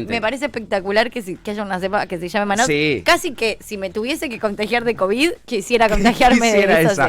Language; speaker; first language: Spanish; native; Spanish